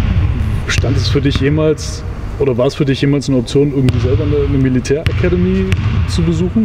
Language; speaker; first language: German; native; German